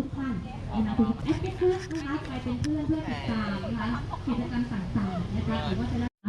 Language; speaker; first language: Thai; native; Thai